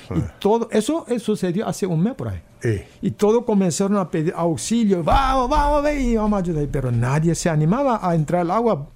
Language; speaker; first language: Spanish; non-native, fluent; Korean